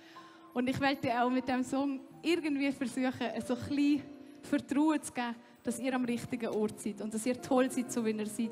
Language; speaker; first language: German; native; German